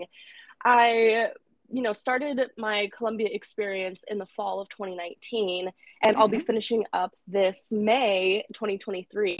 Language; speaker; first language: English; native; English